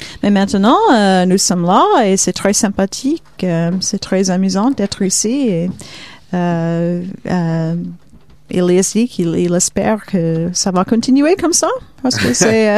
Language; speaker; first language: French; non-native, fluent; Swedish